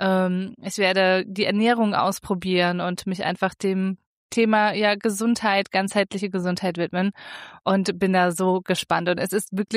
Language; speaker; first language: German; native; German